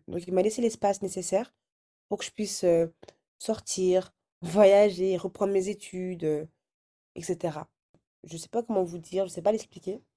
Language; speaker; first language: French; early bilingual, other home language; Arabic